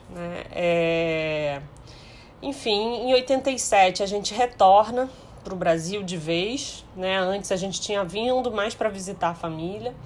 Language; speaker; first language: Portuguese; early bilingual, heritage; Portuguese